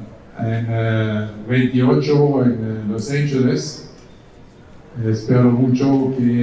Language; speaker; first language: Spanish; non-native, learner; German